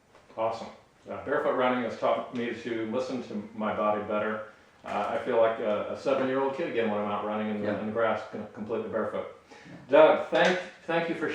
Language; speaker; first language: English; native; English